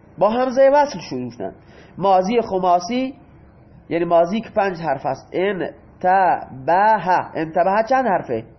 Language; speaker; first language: Persian; non-native, local second language; Baluchi